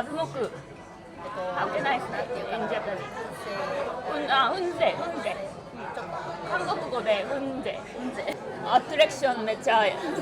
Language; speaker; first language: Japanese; non-native, learner; Korean